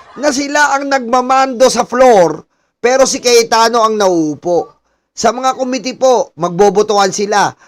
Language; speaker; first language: Filipino; native; Filipino